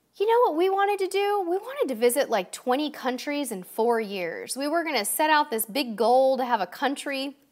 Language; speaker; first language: English; native; English